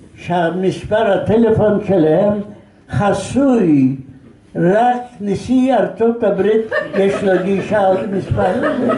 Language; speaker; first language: Hebrew; non-native, fluent; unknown